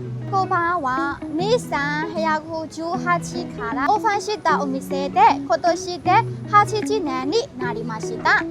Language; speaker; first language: Japanese; non-native, learner; Burmese